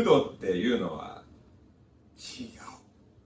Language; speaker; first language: Japanese; non-native, learner; English